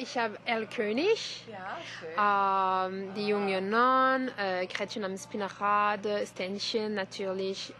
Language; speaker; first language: German; non-native, learner; French